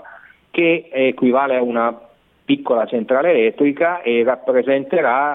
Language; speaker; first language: Italian; native; Italian